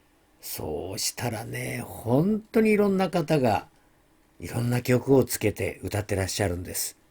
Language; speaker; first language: Japanese; native; Japanese